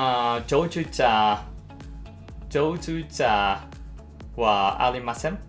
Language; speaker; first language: Japanese; non-native, learner; English